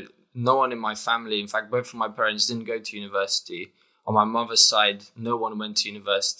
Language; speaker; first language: English; non-native, fluent; Polish